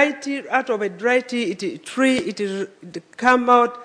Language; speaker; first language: English; non-native, local second language; Acoli